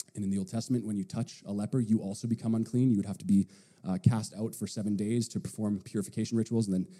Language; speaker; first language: English; native; English